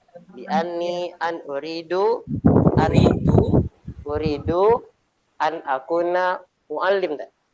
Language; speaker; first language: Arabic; non-native, learner; Indonesian